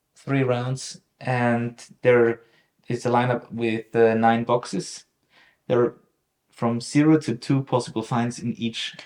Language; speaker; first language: English; non-native, fluent; German